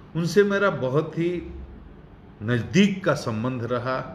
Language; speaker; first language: Hindi; native; Hindi